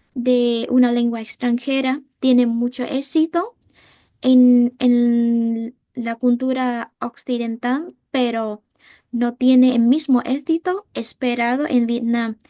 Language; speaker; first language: Spanish; non-native, fluent; Vietnamese